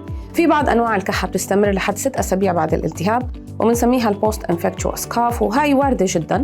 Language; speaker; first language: Arabic; native; Arabic